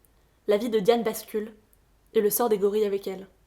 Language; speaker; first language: French; native; French